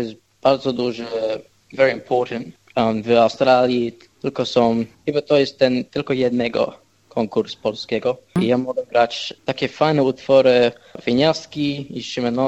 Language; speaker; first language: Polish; early bilingual, heritage; English